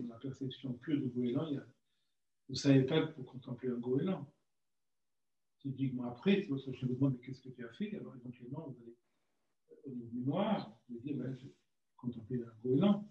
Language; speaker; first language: French; native; French